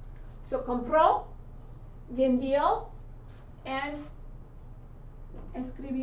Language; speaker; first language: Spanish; non-native, fluent; English